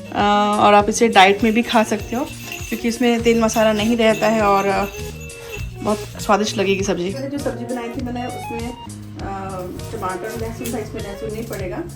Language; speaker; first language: Hindi; native; Hindi